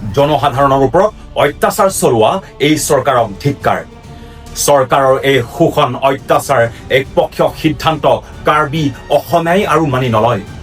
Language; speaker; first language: Assamese; non-native, local second language; Karbi